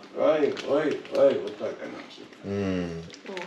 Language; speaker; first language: Russian; non-native, learner; Georgian